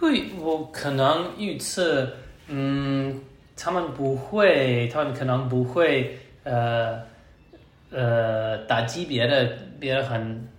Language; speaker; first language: Chinese; non-native, learner; English